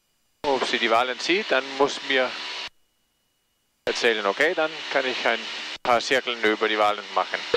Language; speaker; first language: German; non-native, learner; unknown